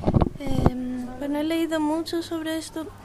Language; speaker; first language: Spanish; non-native, fluent; Greek